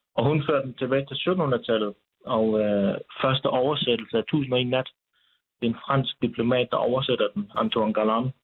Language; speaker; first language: Danish; early bilingual, other home language; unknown